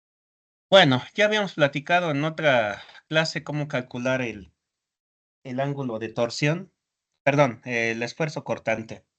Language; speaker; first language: Spanish; native; Spanish